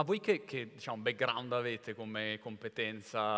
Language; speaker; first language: Italian; native; Italian